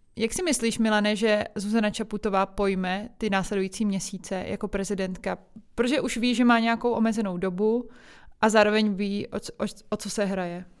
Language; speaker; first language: Czech; native; Czech